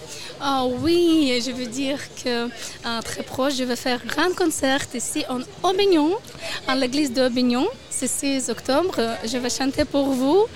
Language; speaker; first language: French; non-native, learner; Ukrainian